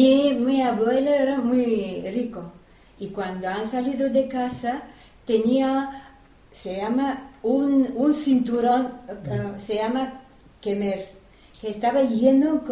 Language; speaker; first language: Spanish; non-native, fluent; Armenian